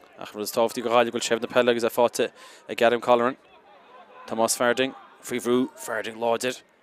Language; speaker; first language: Irish; native; Irish